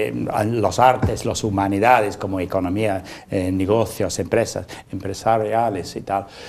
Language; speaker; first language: Spanish; non-native, fluent; English